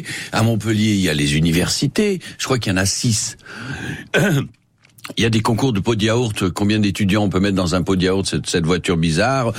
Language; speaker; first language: French; non-native, local second language; Spanish